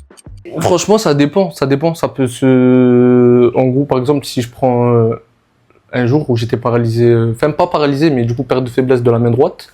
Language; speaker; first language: French; native; French